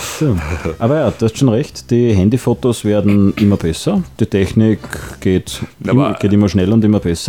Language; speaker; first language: German; native; German